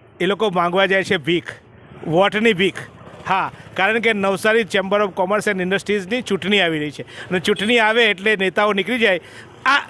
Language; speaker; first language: Gujarati; native; Gujarati